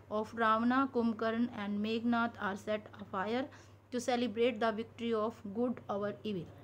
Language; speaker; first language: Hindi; non-native, local second language; Punjabi